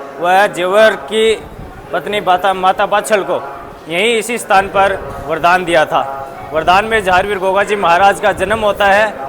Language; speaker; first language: Hindi; native; Hindi